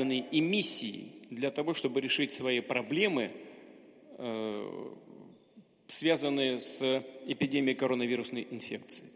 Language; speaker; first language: Russian; native; Russian